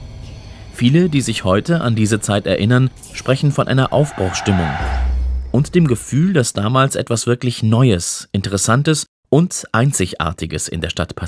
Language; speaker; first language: German; native; German